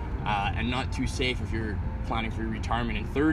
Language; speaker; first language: English; native; English